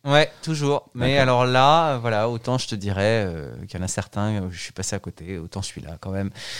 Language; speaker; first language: French; native; French